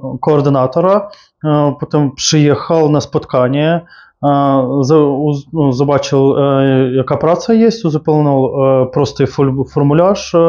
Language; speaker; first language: Polish; non-native, learner; Ukrainian